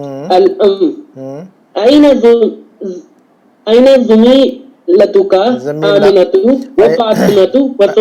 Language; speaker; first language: Arabic; non-native, learner; Urdu